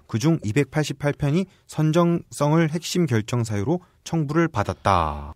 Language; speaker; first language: Korean; native; Korean